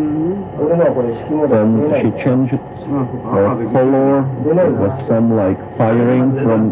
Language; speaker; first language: English; non-native, learner; Japanese